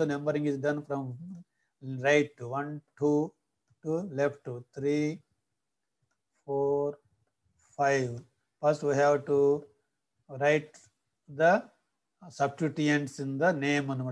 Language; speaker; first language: English; non-native, local second language; Telugu